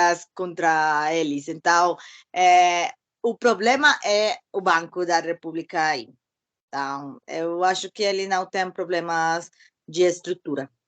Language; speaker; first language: Portuguese; non-native, learner; Spanish